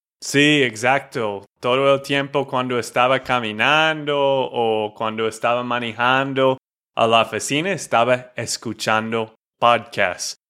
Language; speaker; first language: Spanish; non-native, fluent; English